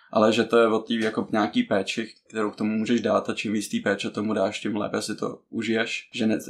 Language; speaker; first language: Czech; non-native, fluent; Ukrainian